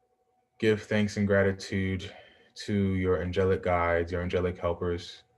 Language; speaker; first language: English; native; English